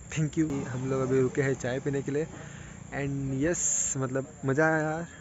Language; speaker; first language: Hindi; non-native, local second language; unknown